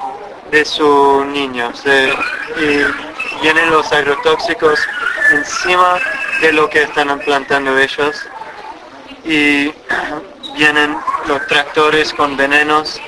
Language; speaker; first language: Spanish; non-native, fluent; English